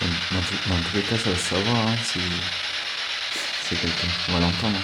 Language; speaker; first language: French; native; French